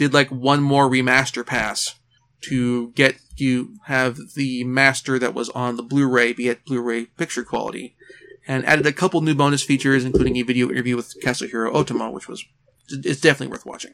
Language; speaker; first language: English; native; English